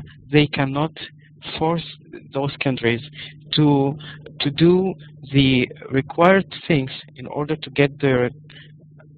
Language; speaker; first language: English; non-native, fluent; Arabic